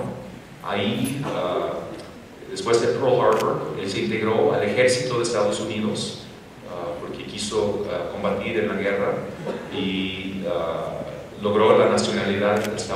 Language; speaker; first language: Spanish; non-native, fluent; English